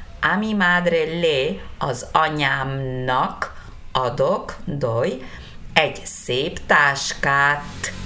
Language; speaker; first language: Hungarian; non-native, fluent; Spanish